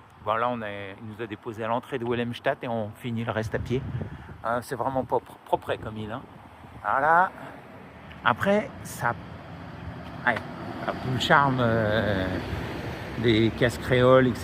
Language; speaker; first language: French; native; French